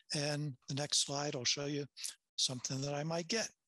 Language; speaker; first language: English; native; English